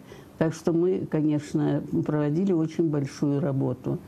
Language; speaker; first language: Russian; native; Russian